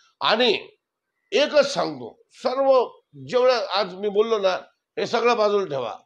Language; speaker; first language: Marathi; non-native, local second language; Urdu